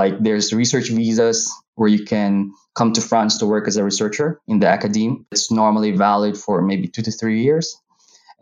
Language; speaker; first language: English; non-native, local second language; Hiligaynon